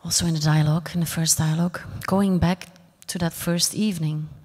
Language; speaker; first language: English; non-native, fluent; Dutch